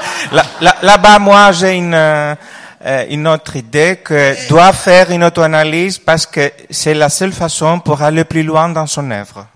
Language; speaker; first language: French; non-native, fluent; Greek